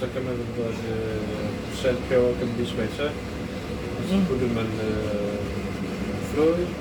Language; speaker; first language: Danish; native; Danish